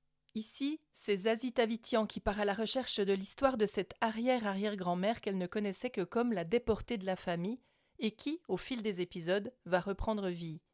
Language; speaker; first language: French; native; French